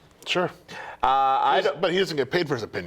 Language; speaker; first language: English; native; English